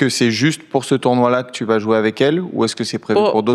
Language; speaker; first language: French; native; French